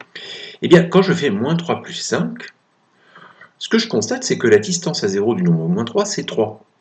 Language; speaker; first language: French; native; French